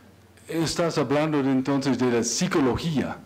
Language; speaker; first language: Spanish; non-native, learner; English